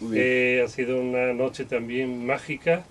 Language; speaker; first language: Spanish; native; Spanish